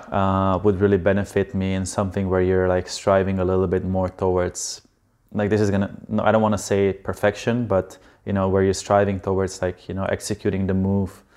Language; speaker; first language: English; non-native, fluent; Slovenian